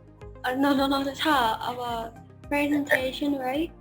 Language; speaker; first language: English; non-native, learner; Khmer